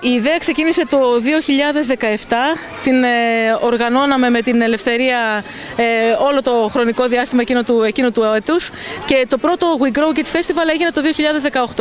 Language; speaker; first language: Greek; native; Greek